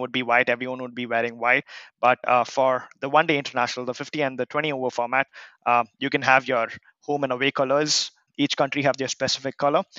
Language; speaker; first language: English; non-native, local second language; Kannada